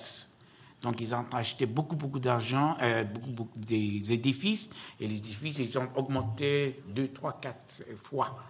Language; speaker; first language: French; non-native, learner; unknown